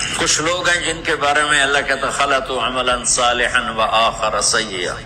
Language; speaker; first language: Urdu; non-native, local second language; Punjabi